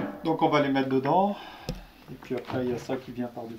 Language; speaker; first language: French; native; French